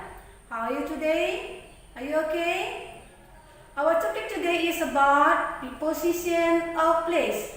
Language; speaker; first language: English; non-native, fluent; Indonesian